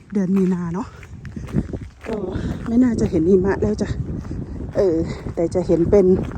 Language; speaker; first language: Thai; native; Thai